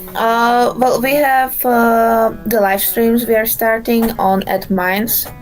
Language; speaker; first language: English; non-native, fluent; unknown